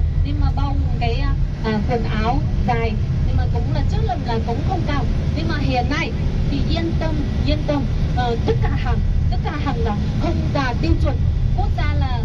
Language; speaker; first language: Vietnamese; non-native, fluent; Chinese